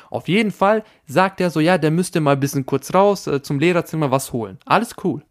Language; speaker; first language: German; early bilingual, other home language; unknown